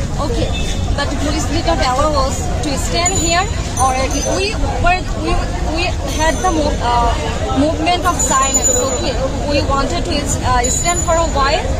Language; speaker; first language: English; non-native, local second language; Bangla